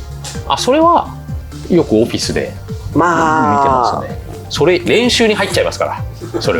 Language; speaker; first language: Japanese; native; Japanese